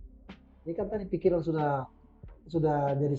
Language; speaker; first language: Indonesian; native; Indonesian